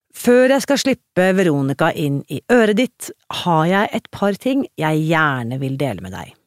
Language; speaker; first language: Norwegian; native; Norwegian